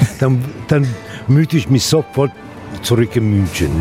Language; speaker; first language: German; non-native, learner; Italian